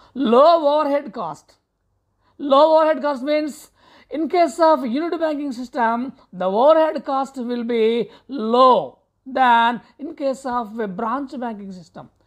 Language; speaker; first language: English; non-native, local second language; Telugu